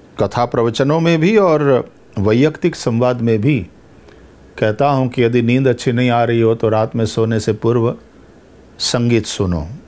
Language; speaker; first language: Hindi; non-native, local second language; Gujarati